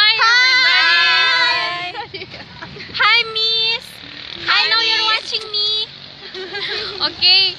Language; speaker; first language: English; non-native, learner; Indonesian